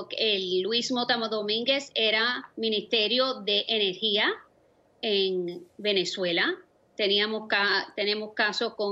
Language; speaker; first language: Spanish; early bilingual, other home language; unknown